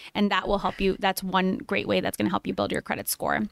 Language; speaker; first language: English; early bilingual, other home language; Spanish